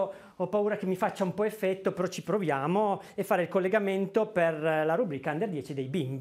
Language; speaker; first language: Italian; native; Italian